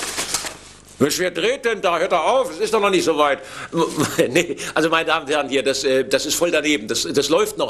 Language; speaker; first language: German; native; German